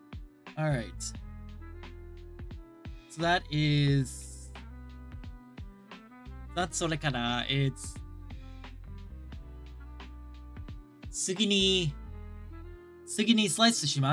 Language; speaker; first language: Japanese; non-native, learner; English